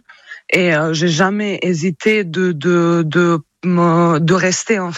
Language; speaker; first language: French; non-native, fluent; Croatian